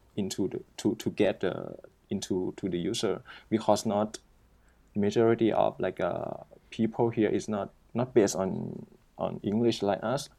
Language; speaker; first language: English; non-native, learner; Thai